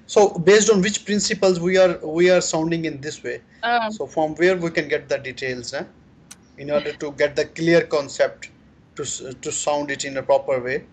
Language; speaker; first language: English; non-native, fluent; Arabic